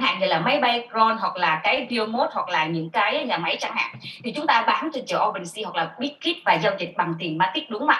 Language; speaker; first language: Vietnamese; native; Vietnamese